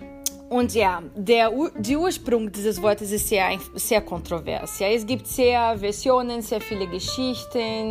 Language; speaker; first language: German; non-native, fluent; Portuguese